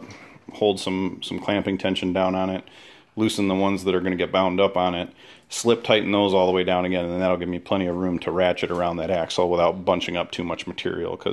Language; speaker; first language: English; native; English